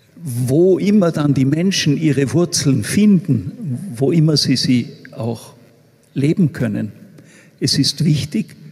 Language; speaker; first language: German; native; German